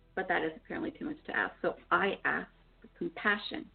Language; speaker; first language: English; early bilingual, other home language; Spanish